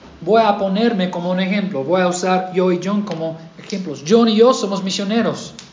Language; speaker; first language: Spanish; non-native, fluent; English